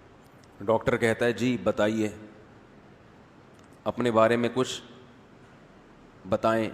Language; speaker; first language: Urdu; native; Urdu